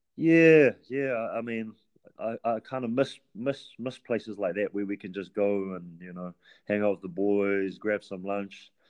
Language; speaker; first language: English; native; English